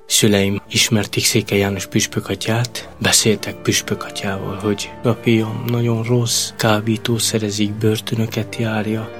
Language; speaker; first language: Hungarian; non-native, local second language; Romany